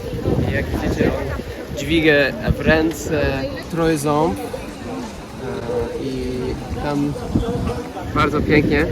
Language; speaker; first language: Polish; non-native, learner; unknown